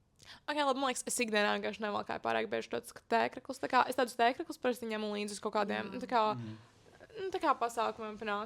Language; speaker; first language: Latvian; native; Latvian